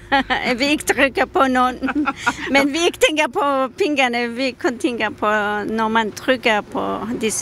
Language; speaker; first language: Danish; non-native, learner; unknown